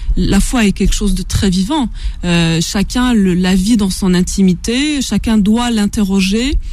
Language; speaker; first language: French; non-native, local second language; Kabyle